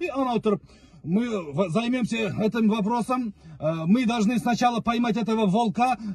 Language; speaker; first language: Russian; non-native, local second language; Kazakh